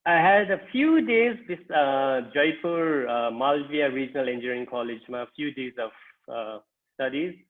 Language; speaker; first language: English; non-native, local second language; Nepali